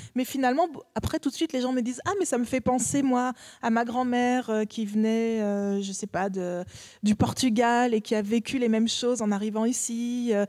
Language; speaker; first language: French; native; French